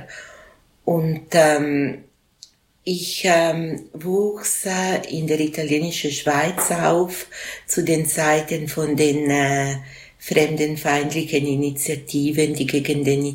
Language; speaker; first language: German; non-native, local second language; Italian